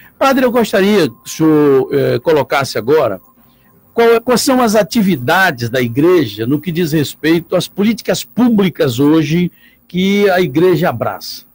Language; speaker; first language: Portuguese; native; Portuguese